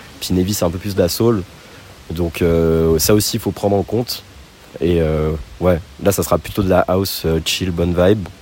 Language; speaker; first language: French; native; French